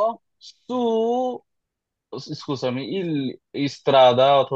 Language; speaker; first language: Italian; non-native, fluent; Bangla